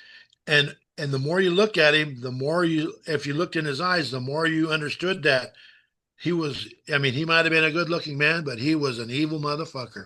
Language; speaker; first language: English; native; English